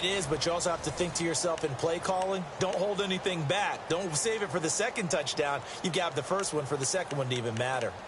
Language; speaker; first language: English; native; English